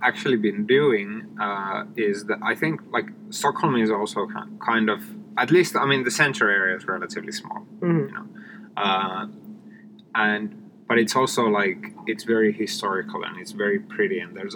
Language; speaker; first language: English; non-native, fluent; Finnish